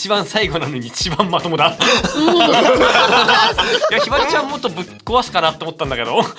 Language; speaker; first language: Japanese; native; Japanese